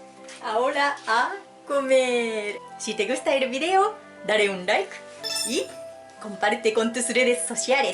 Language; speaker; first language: Spanish; non-native, fluent; Japanese